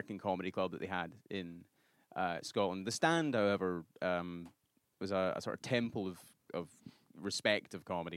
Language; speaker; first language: English; native; English